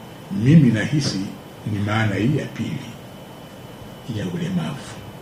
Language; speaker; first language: Swahili; native; Swahili